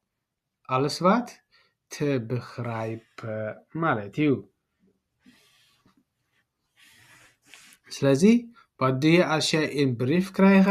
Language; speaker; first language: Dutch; non-native, learner; Tigrinya